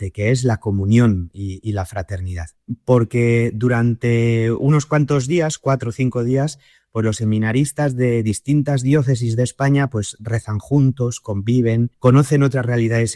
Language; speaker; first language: Spanish; native; Spanish